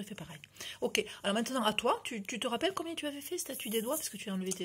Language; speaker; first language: French; native; French